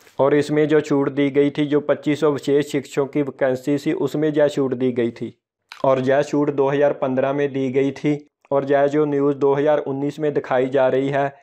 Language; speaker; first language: Hindi; non-native, local second language; Punjabi